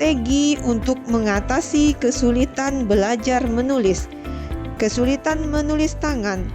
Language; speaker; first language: Indonesian; native; Indonesian